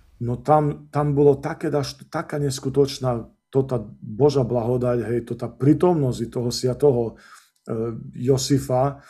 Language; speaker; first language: Slovak; non-native, local second language; Rusyn